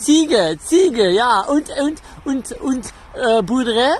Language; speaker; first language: German; non-native, learner; Dutch